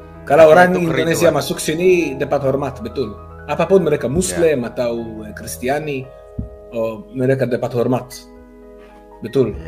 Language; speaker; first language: Indonesian; non-native, fluent; Hebrew